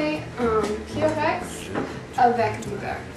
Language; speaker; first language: French; non-native, learner; English